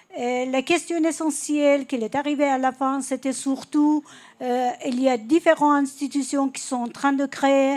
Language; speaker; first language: French; non-native, fluent; Kurdish